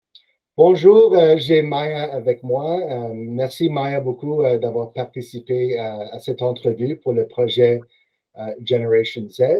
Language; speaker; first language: French; non-native, local second language; English